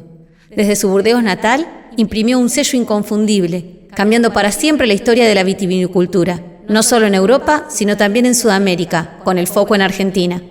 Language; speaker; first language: Spanish; native; Spanish